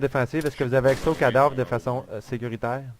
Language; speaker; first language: French; native; French